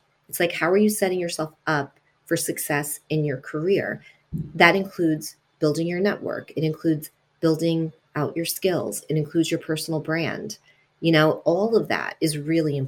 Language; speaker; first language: English; early bilingual, other home language; Italian